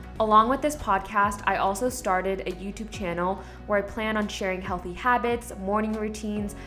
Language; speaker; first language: English; early bilingual, other home language; Korean